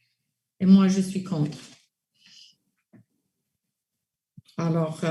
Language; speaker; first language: French; non-native, local second language; English